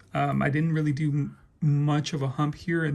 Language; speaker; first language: English; native; English